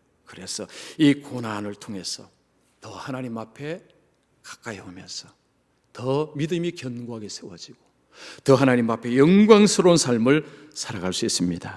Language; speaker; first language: Korean; native; Korean